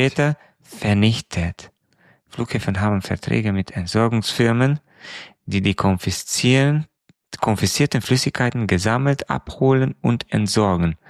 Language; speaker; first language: German; non-native, fluent; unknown